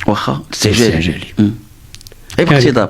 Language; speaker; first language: Arabic; native; Arabic